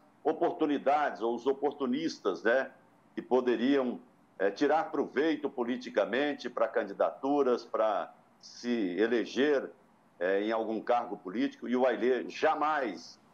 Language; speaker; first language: Portuguese; native; Portuguese